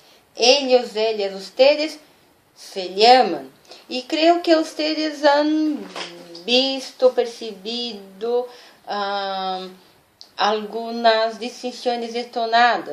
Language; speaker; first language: Spanish; non-native, fluent; Portuguese